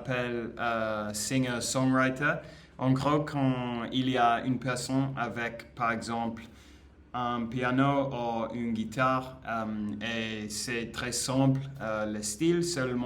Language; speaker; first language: French; non-native, learner; English